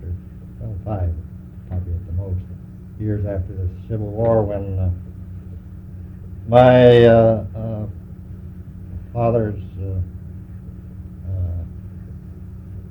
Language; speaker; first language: English; native; English